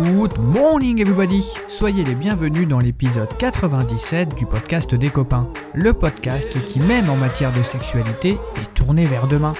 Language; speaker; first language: French; native; French